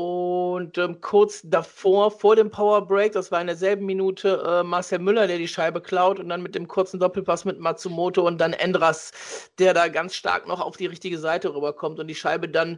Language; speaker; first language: German; native; German